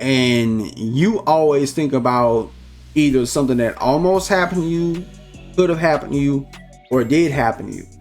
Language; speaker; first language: English; native; English